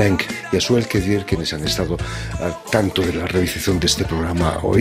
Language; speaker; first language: Spanish; native; Spanish